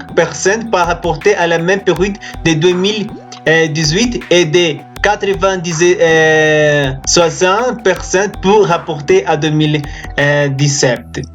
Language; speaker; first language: French; non-native, learner; Spanish